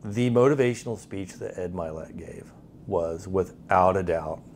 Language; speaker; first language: English; native; English